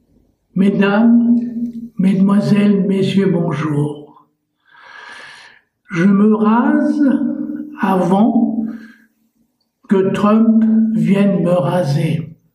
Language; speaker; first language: French; native; French